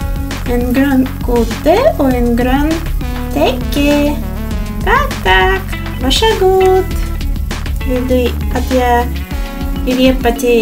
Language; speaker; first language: Swedish; non-native, fluent; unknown